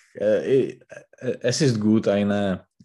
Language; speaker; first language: German; non-native, learner; Czech